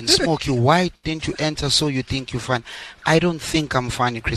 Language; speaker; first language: English; non-native, local second language; Zulu